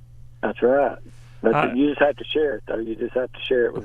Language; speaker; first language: English; native; English